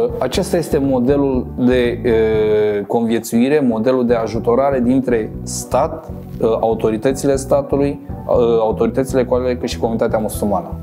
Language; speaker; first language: Romanian; non-native, local second language; Crimean Tatar